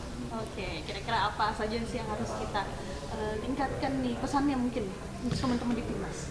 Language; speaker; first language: Indonesian; native; Indonesian